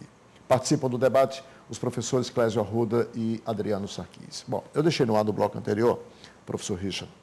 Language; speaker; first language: Portuguese; native; Portuguese